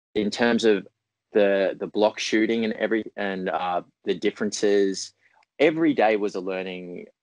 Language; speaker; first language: English; native; English